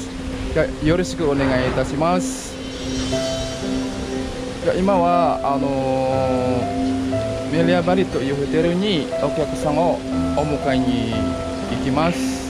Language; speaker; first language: Japanese; non-native, fluent; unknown